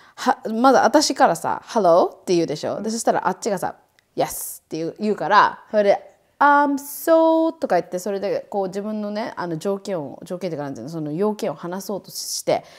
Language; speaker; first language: Japanese; native; Japanese